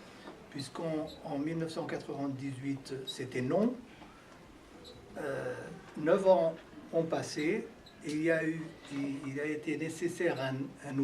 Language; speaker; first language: French; non-native, fluent; Portuguese